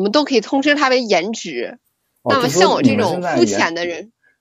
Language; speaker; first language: Chinese; native; Chinese